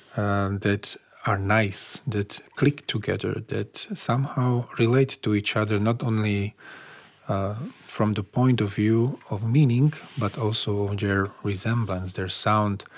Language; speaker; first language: English; non-native, fluent; Slovak